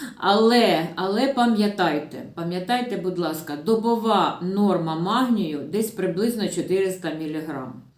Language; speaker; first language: Ukrainian; non-native, local second language; Russian